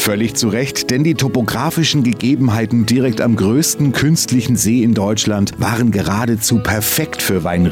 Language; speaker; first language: German; native; German